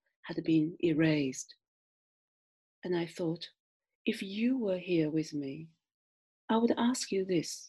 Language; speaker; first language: English; non-native, fluent; Chinese